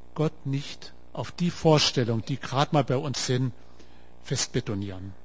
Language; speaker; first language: German; native; German